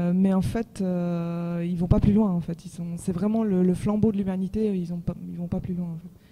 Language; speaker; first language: French; native; French